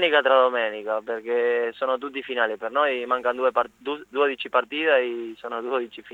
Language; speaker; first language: Italian; non-native, learner; Spanish